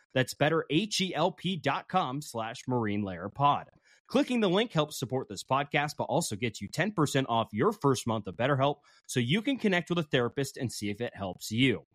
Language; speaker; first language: English; native; English